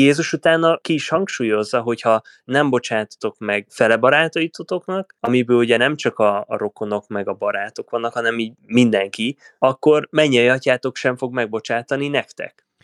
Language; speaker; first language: Hungarian; native; Hungarian